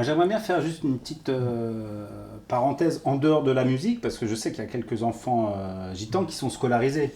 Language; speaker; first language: French; native; French